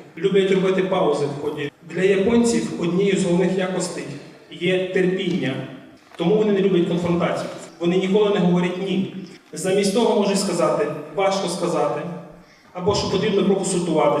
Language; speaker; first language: Ukrainian; native; Ukrainian